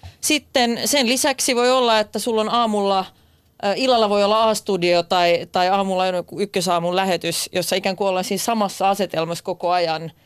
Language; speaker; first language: Finnish; non-native, local second language; Swedish